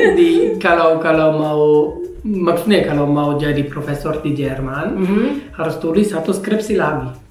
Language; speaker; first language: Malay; non-native, fluent; German